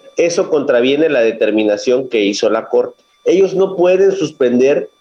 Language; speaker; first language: Spanish; native; Spanish